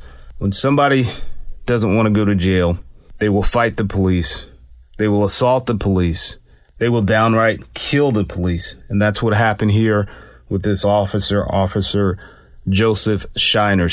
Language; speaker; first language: English; native; English